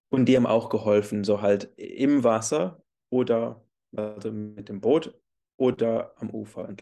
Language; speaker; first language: German; early bilingual, heritage; English